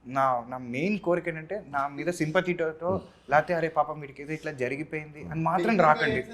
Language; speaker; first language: Telugu; native; Telugu